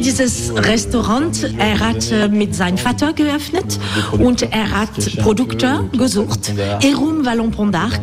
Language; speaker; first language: German; non-native, learner; French